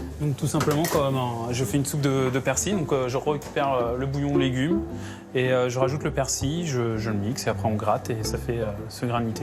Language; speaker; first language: French; native; French